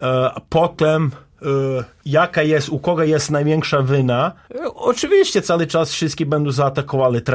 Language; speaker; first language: Polish; non-native, learner; Serbian